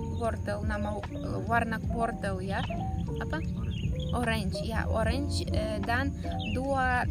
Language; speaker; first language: Indonesian; non-native, fluent; Russian